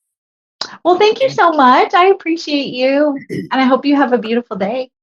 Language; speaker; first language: English; native; English